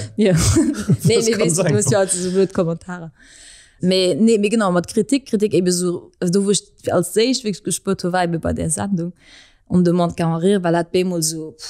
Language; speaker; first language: Luxembourgish; early bilingual, other home language; French